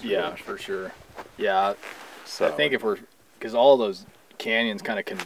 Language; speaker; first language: English; native; English